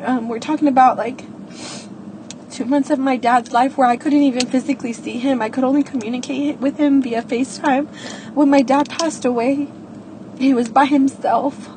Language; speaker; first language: English; native; English